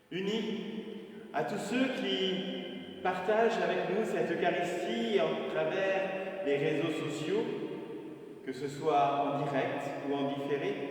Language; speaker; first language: French; native; French